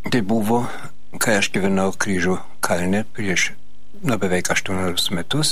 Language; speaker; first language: Lithuanian; non-native, fluent; German